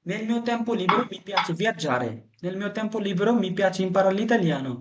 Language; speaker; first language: Italian; non-native, fluent; Bangla